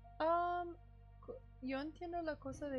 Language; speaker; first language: Spanish; non-native, learner; English